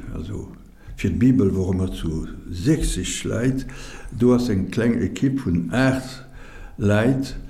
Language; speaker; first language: Luxembourgish; non-native, fluent; French